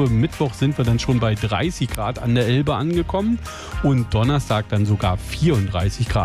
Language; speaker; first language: German; native; German